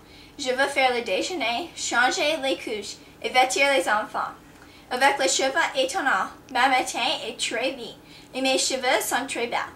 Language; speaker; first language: French; non-native, learner; English